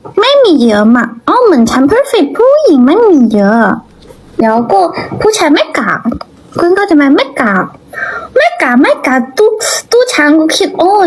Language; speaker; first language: Thai; non-native, learner; Chinese